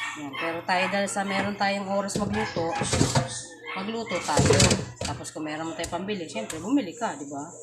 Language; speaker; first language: Filipino; non-native, local second language; Cebuano